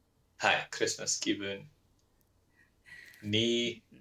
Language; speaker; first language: Japanese; non-native, learner; English